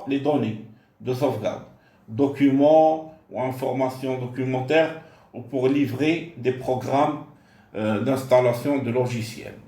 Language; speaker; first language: French; non-native, local second language; Arabic